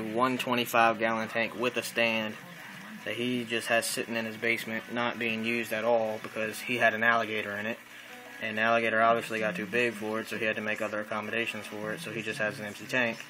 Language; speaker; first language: English; native; English